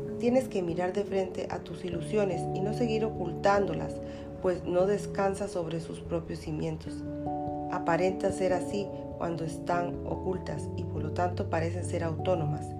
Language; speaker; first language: Spanish; native; Spanish